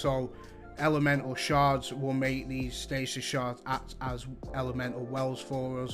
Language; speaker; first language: English; native; English